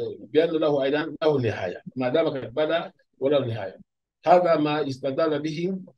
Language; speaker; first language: Arabic; non-native, fluent; Urdu